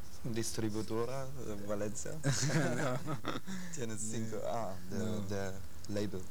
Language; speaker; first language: Spanish; non-native, learner; German